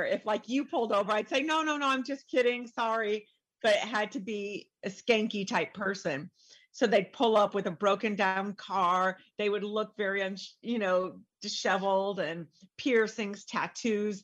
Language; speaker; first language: English; native; English